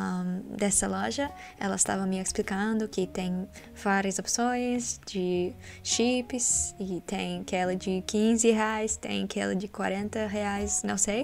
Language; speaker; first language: Portuguese; non-native, learner; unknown